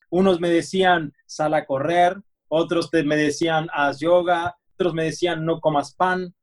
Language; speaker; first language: Spanish; native; Spanish